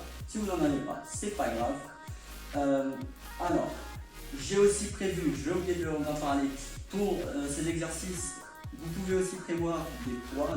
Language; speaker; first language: French; native; French